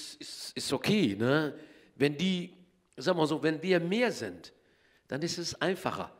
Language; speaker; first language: German; non-native, learner; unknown